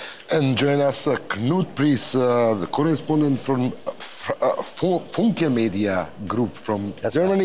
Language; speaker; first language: English; non-native, fluent; Macedonian